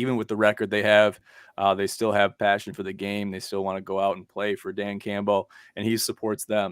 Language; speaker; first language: English; native; English